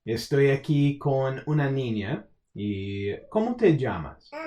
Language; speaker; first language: Spanish; non-native, fluent; English